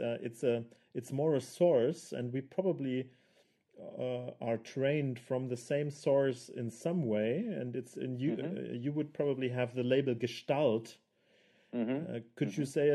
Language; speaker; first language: English; non-native, fluent; German